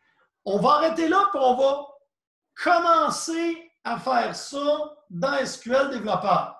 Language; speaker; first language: French; native; French